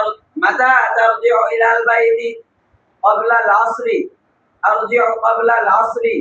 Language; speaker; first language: Arabic; non-native, learner; Bangla